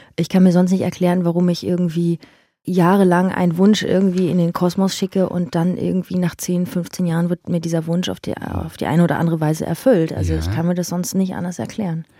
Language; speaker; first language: German; early bilingual, other home language; Persian